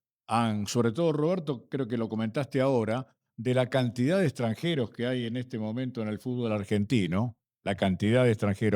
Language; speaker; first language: Spanish; native; Spanish